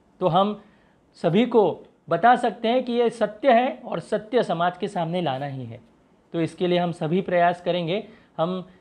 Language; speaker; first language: Hindi; non-native, local second language; Marathi